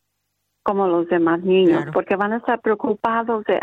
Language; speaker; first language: Spanish; early bilingual, other home language; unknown